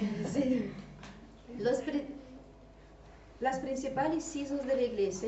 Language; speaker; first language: Spanish; non-native, fluent; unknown